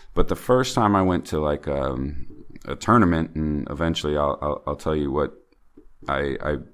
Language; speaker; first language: English; native; English